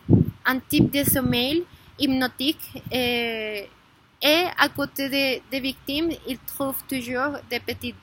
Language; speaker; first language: French; non-native, learner; Spanish